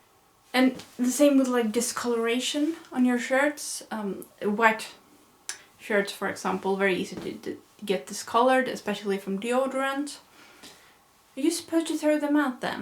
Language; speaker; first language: English; non-native, fluent; Swedish